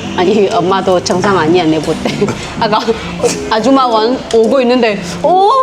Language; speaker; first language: Korean; non-native, learner; Vietnamese